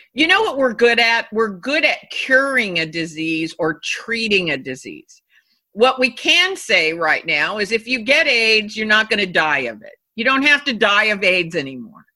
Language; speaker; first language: English; non-native, fluent; Japanese